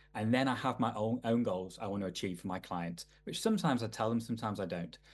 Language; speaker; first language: English; native; English